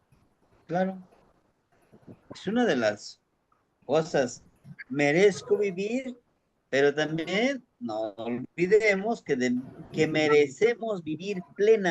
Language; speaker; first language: Spanish; native; Spanish